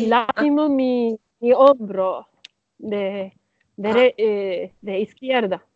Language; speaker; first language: Spanish; non-native, learner; Turkish